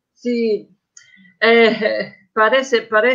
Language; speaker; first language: Spanish; non-native, fluent; Croatian